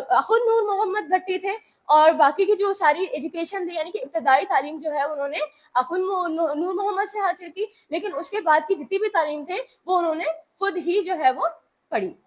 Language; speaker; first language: Urdu; native; Urdu